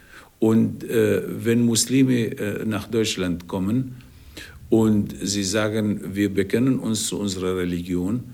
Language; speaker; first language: German; non-native, fluent; Arabic